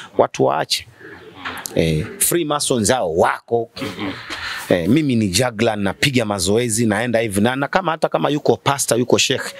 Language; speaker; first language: Swahili; native; Swahili